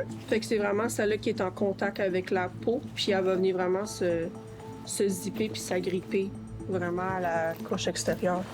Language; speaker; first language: French; native; French